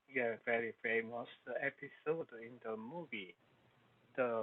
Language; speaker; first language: English; non-native, learner; Korean